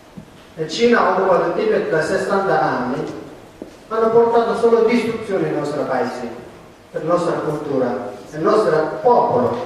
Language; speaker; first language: Italian; non-native, learner; Tibetan